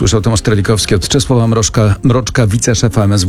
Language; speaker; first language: Polish; native; Polish